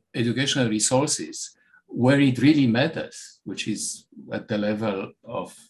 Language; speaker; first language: English; non-native, fluent; Romanian